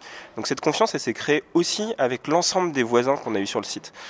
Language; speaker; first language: French; native; French